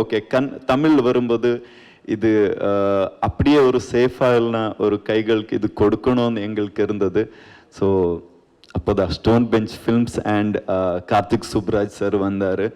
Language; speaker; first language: Tamil; non-native, learner; Kannada